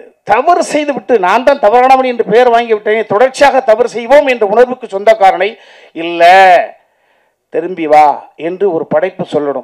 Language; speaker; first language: Tamil; native; Tamil